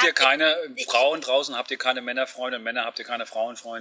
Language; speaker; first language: German; native; German